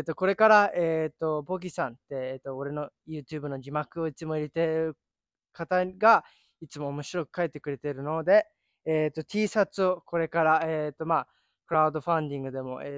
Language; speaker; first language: Japanese; early bilingual, other home language; English